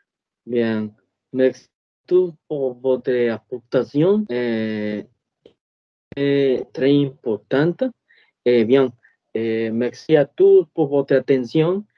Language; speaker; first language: French; non-native, learner; Spanish